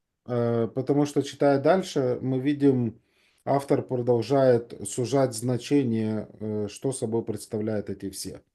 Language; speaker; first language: Russian; native; Russian